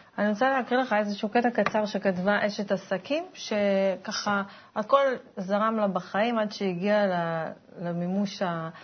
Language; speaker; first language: Hebrew; native; Hebrew